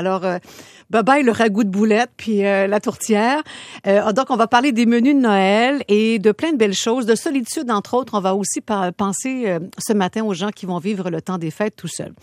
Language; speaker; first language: French; native; French